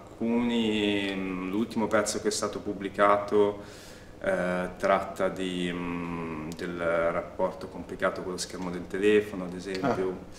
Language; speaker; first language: Italian; early bilingual, other home language; Russian